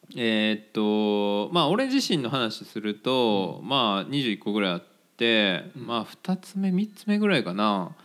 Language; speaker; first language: Japanese; native; Japanese